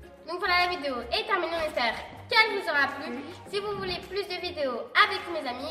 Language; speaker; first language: French; native; French